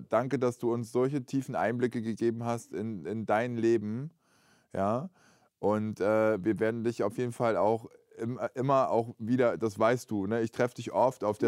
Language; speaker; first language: German; native; German